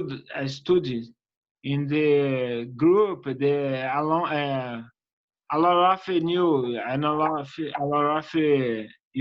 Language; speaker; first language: English; non-native, learner; Portuguese